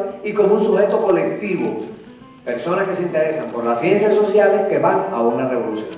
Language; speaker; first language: Spanish; native; Spanish